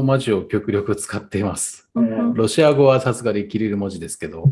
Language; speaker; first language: Japanese; non-native, fluent; Tatar